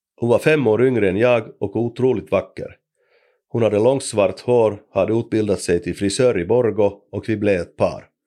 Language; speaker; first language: Swedish; native; Swedish